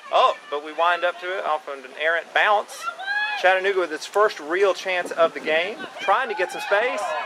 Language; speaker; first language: English; native; English